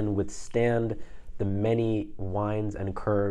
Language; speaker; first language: English; native; English